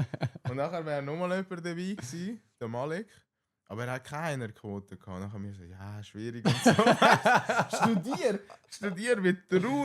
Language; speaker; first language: German; native; German